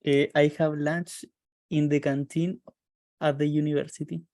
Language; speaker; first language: English; non-native, learner; Spanish